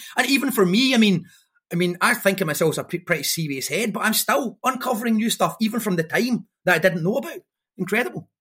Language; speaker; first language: English; native; English